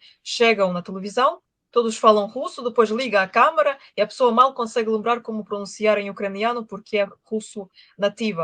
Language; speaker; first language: Portuguese; non-native, fluent; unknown